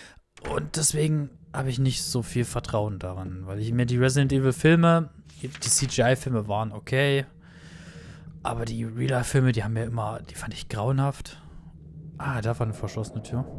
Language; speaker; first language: German; native; German